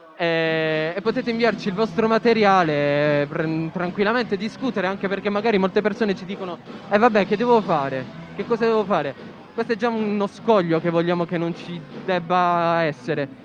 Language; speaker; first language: Italian; native; Italian